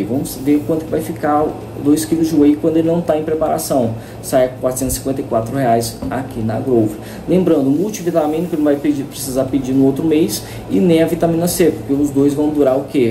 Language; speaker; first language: Portuguese; native; Portuguese